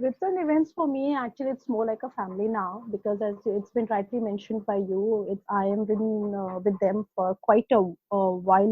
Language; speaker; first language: English; non-native, local second language; Hindi